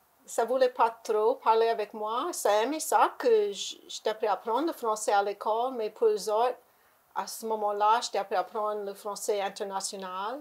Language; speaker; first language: French; native; French